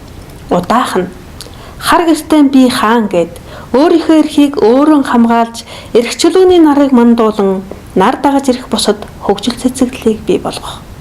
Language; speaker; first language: Mongolian; native; Mongolian